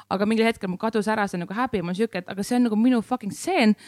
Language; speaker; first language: Estonian; native; Estonian